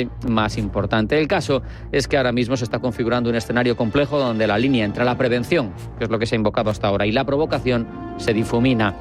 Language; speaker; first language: Spanish; native; Spanish